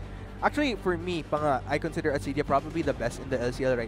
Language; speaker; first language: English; non-native, local second language; Filipino